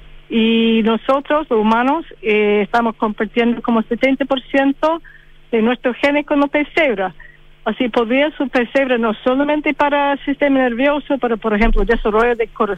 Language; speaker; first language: Spanish; non-native, fluent; English